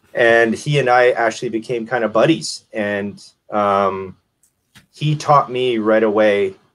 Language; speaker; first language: English; native; English